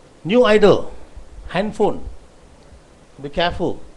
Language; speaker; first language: English; non-native, local second language; Tamil